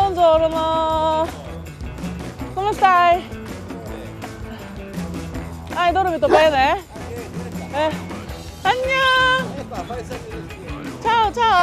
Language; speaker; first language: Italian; non-native, learner; Korean